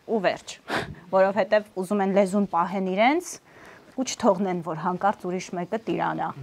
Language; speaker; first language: Armenian; early bilingual, heritage; Armenian